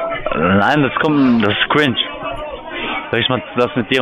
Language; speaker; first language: German; native; German